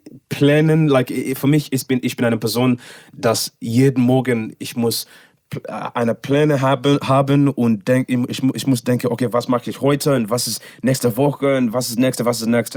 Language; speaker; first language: German; non-native, learner; English